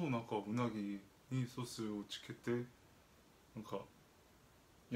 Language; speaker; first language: Japanese; non-native, fluent; Korean